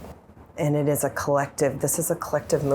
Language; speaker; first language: English; native; English